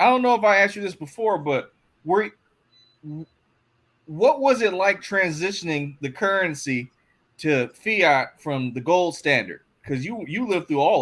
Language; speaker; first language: English; native; English